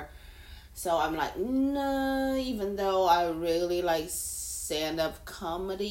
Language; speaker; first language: English; non-native, fluent; Chinese